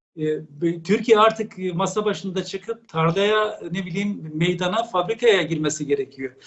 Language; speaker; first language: Turkish; native; Turkish